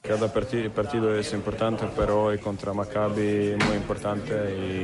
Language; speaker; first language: Spanish; non-native, learner; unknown